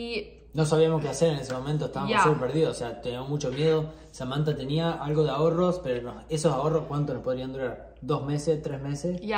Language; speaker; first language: Spanish; native; Spanish